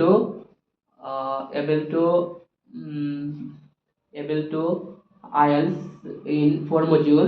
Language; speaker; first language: English; non-native, local second language; Sylheti